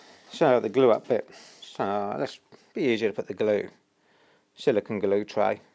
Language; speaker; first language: English; native; English